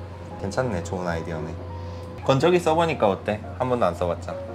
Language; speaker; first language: Korean; native; Korean